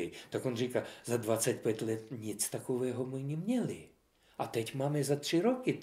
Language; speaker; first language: Czech; non-native, fluent; Russian